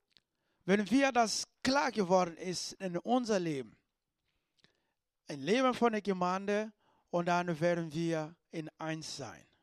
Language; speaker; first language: German; non-native, learner; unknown